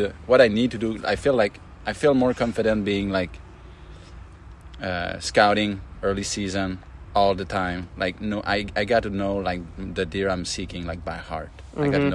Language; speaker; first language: English; non-native, fluent; French